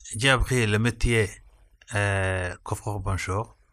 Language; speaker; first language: French; non-native, fluent; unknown